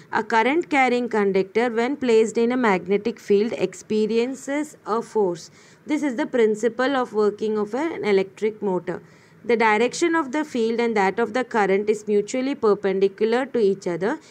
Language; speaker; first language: English; non-native, local second language; Malayalam